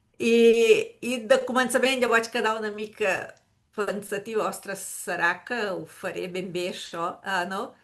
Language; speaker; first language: Catalan; non-native, fluent; Portuguese